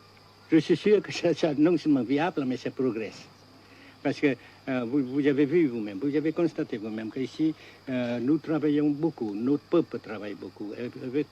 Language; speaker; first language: French; non-native, local second language; Vietnamese